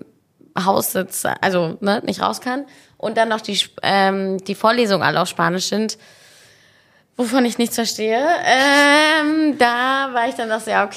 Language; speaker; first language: German; native; German